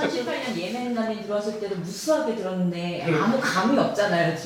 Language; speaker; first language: Korean; native; Korean